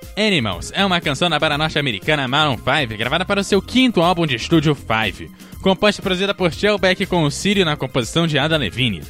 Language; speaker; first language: Portuguese; native; Portuguese